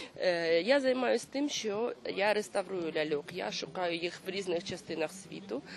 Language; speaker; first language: Ukrainian; native; Ukrainian